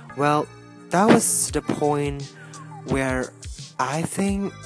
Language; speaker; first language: English; non-native, learner; Indonesian